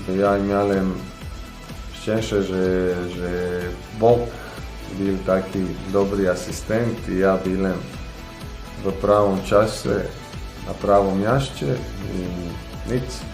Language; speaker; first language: Polish; non-native, learner; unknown